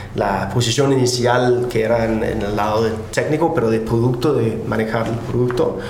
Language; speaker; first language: Spanish; non-native, fluent; Danish